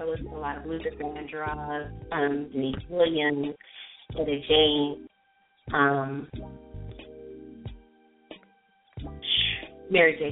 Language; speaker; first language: English; native; English